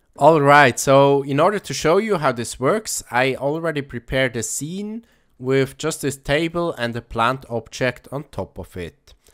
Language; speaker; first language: English; non-native, fluent; German